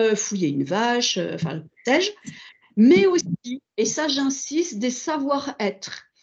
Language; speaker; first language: French; native; French